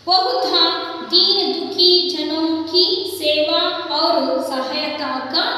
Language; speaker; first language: Hindi; non-native, local second language; Kannada